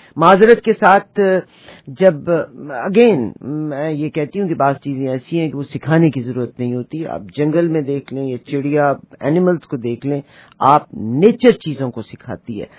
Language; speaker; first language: Urdu; native; Urdu